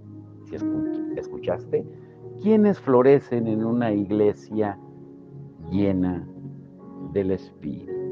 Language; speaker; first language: Spanish; native; Spanish